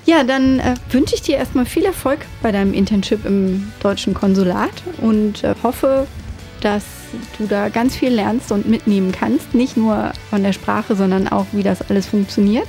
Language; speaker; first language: German; native; German